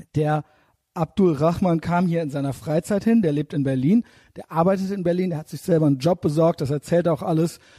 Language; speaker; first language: German; native; German